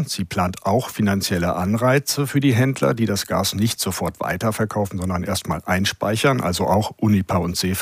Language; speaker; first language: German; native; German